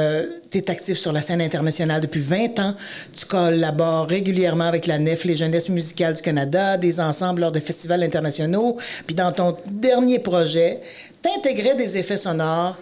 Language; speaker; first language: French; native; French